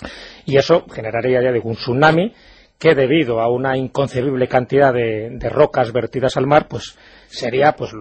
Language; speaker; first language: Spanish; native; Spanish